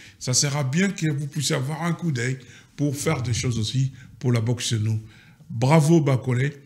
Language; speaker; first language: French; non-native, local second language; Lingala